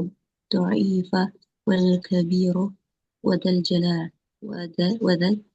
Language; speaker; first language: Arabic; non-native, learner; Indonesian